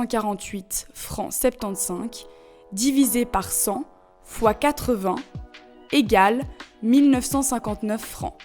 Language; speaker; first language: French; native; French